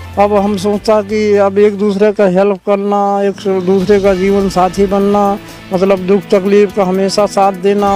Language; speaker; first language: Hindi; native; Hindi